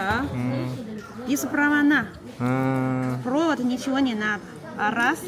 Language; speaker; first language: Russian; non-native, learner; Chinese